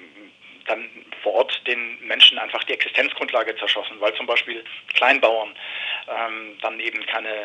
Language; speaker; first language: German; native; German